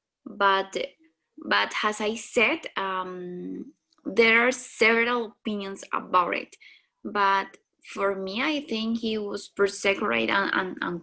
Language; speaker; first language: English; non-native, learner; Spanish